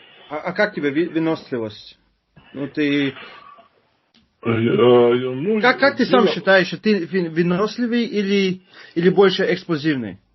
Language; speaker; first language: Russian; non-native, fluent; Turkish